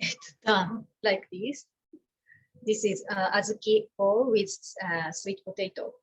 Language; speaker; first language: English; non-native, learner; Japanese